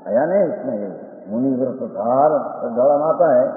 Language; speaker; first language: Hindi; non-native, local second language; Gujarati